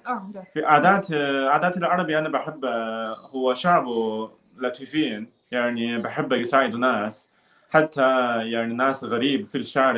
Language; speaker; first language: Arabic; non-native, learner; Chinese